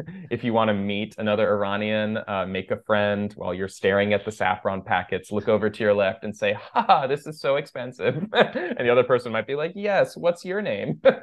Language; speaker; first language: English; early bilingual, other home language; Persian